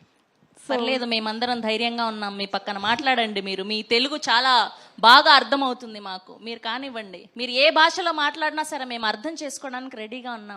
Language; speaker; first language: Telugu; native; Telugu